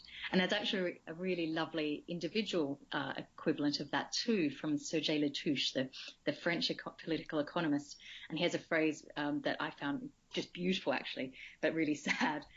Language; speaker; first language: English; native; English